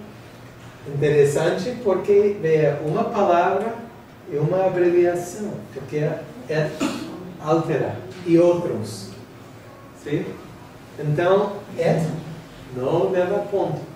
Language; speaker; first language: Portuguese; non-native, fluent; English